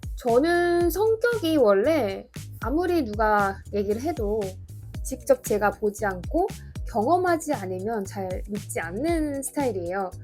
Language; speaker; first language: Korean; native; Korean